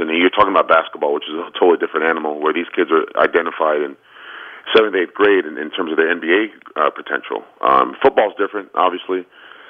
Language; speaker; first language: English; native; English